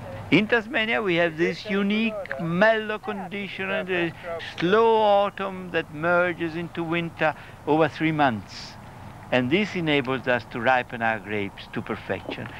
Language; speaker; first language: English; non-native, fluent; Italian